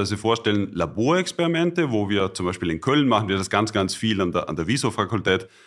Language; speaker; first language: German; native; German